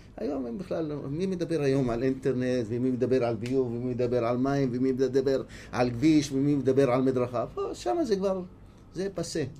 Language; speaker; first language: Hebrew; non-native, local second language; Arabic